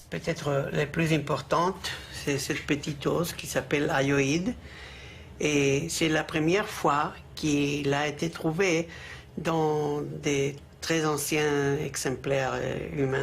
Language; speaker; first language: French; non-native, fluent; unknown